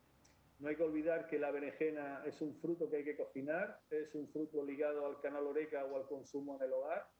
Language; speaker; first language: Spanish; native; Spanish